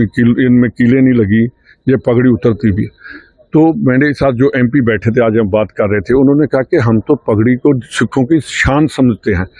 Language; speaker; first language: Hindi; non-native, local second language; Punjabi